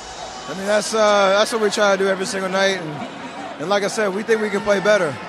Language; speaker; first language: English; native; English